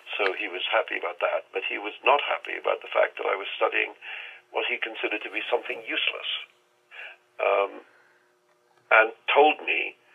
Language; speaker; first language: English; non-native, local second language; Urdu